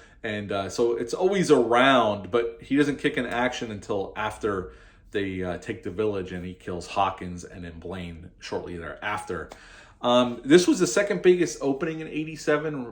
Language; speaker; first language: English; native; English